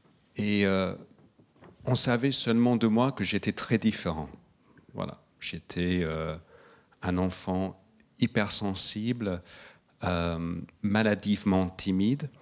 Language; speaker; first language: French; non-native, fluent; English